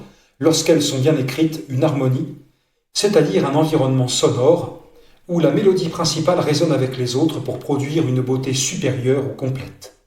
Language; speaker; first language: French; native; French